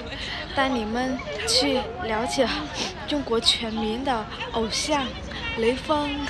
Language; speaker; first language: Chinese; non-native, fluent; Vietnamese